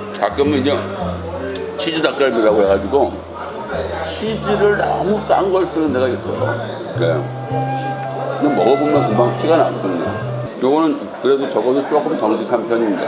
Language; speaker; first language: Korean; native; Korean